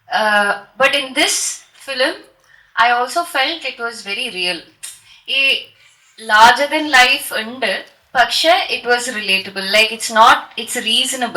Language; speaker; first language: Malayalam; early bilingual, heritage; Malayalam